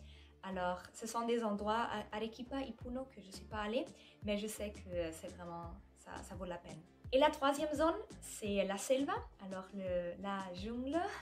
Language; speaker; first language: French; non-native, fluent; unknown